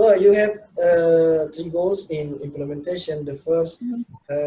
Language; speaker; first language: English; non-native, learner; Indonesian